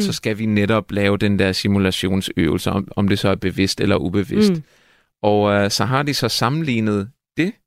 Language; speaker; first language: Danish; non-native, fluent; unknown